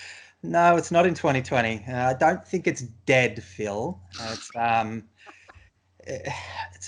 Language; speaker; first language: English; native; English